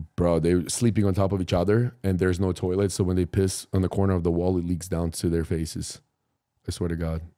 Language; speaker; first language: English; non-native, fluent; Ukrainian